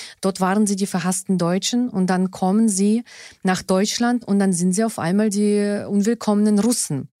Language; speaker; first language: German; non-native, fluent; Russian